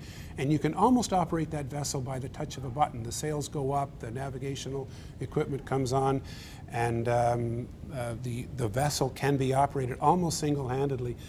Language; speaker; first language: English; native; English